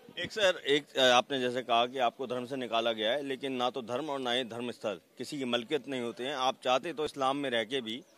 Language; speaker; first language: Hindi; native; Hindi